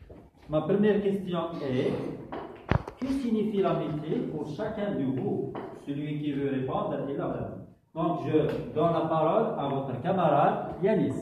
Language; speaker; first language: French; non-native, local second language; Kabyle